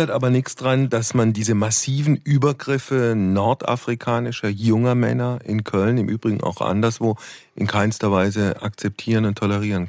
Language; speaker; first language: German; native; German